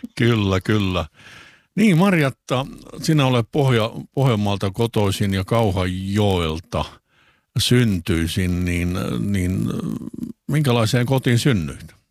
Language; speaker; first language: Finnish; native; Finnish